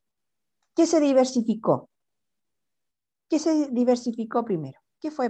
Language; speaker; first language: Spanish; native; Spanish